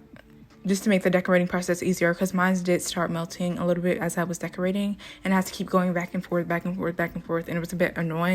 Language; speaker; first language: English; native; English